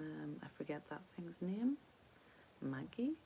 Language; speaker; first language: English; native; English